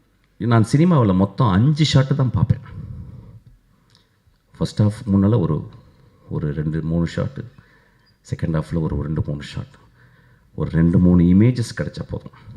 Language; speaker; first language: Tamil; native; Tamil